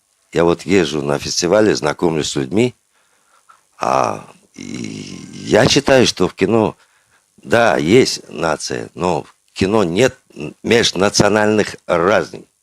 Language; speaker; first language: Russian; non-native, local second language; Uzbek